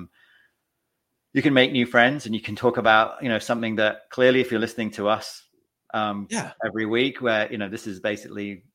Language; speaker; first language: English; native; English